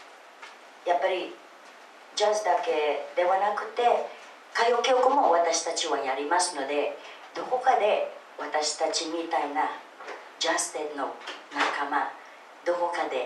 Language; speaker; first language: Japanese; non-native, fluent; Filipino